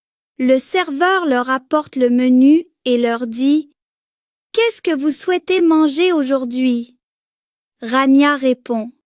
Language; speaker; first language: French; non-native, local second language; Arabic